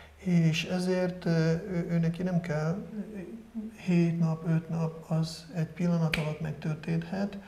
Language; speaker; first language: Hungarian; non-native, fluent; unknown